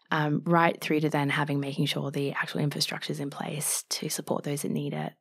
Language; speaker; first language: English; native; English